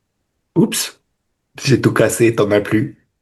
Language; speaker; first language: French; native; French